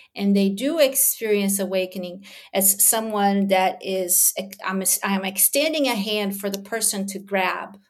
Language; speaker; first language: English; early bilingual, other home language; Portuguese